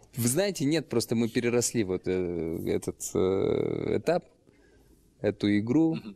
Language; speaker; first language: Russian; native; Russian